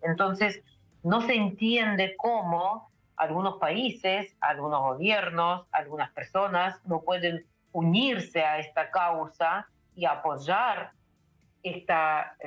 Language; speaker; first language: Spanish; non-native, fluent; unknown